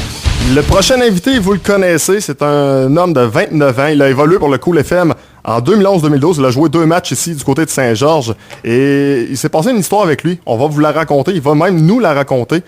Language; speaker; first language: French; native; French